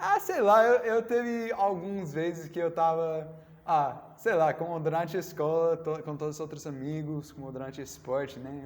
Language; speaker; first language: Portuguese; non-native, learner; English